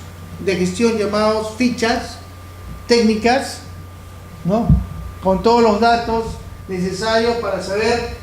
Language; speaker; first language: Spanish; native; Spanish